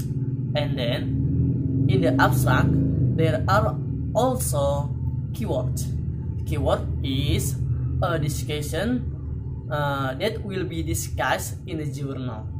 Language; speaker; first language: English; non-native, learner; Indonesian